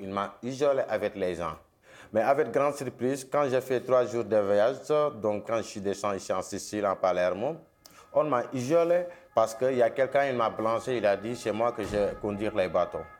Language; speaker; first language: French; non-native, local second language; Wolof